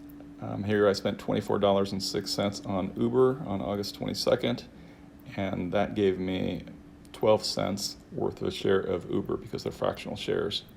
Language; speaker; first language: English; native; English